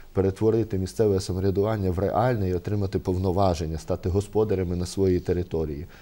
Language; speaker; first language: Ukrainian; native; Ukrainian